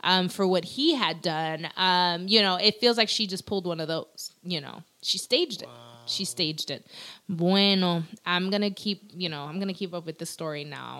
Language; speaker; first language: English; early bilingual, other home language; Spanish